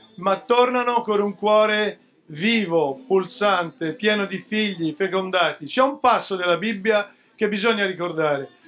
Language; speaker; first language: Italian; native; Italian